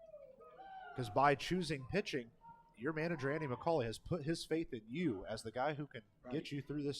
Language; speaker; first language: English; native; English